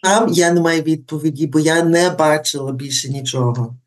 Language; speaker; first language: Ukrainian; early bilingual, heritage; Ukrainian